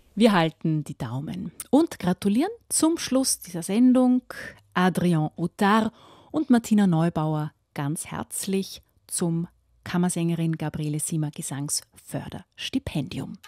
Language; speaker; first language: German; native; German